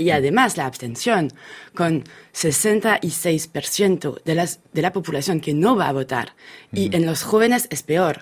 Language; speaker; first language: Spanish; non-native, fluent; French